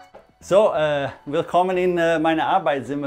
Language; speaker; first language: German; non-native, fluent; English